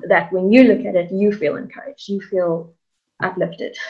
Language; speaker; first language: English; native; English